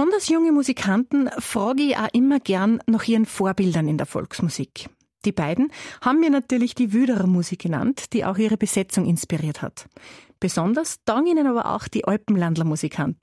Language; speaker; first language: German; native; German